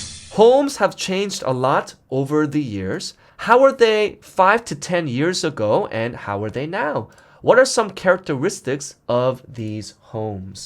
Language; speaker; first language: English; early bilingual, other home language; Korean